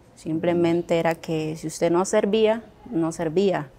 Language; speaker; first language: Spanish; non-native, local second language; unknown